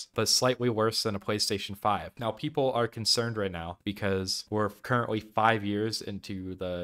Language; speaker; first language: English; native; English